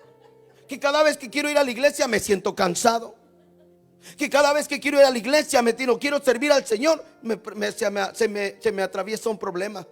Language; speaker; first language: Spanish; native; Spanish